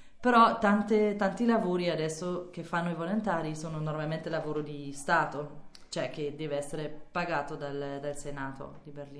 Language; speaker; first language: Italian; non-native, fluent; German